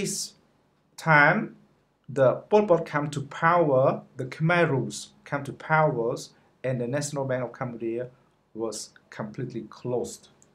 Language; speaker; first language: English; non-native, fluent; Khmer